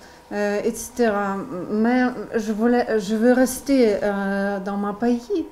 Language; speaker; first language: French; non-native, learner; Ukrainian